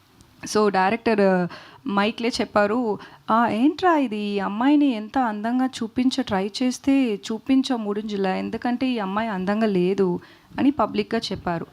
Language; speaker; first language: Telugu; non-native, learner; Tamil